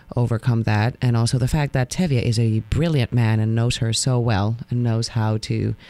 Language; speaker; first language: English; non-native, fluent; Spanish